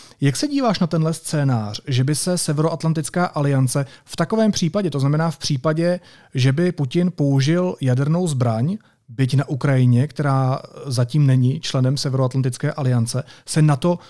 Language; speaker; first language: Czech; native; Czech